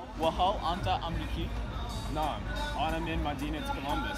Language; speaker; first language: Arabic; non-native, learner; English